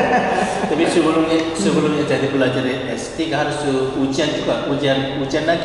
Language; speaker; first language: Indonesian; non-native, learner; Korean